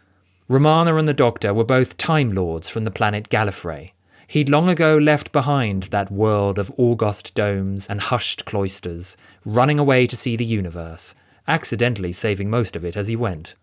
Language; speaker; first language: English; native; English